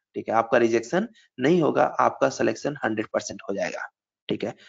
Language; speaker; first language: Hindi; native; Hindi